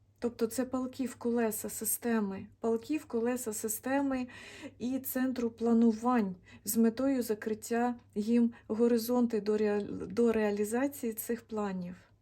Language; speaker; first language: Ukrainian; native; Ukrainian